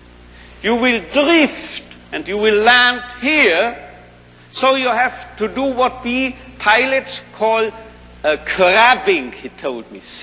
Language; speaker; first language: English; non-native, fluent; German